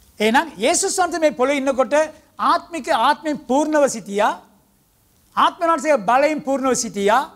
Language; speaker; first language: Sinhala; non-native, local second language; Tamil